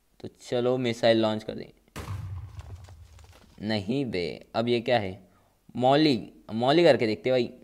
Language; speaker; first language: Hindi; non-native, local second language; Marathi